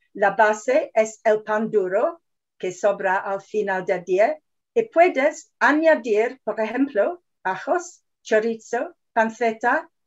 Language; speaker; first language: Spanish; non-native, fluent; English